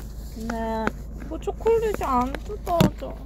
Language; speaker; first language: Korean; non-native, fluent; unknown